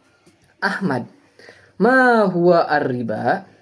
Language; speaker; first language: Arabic; non-native, learner; Indonesian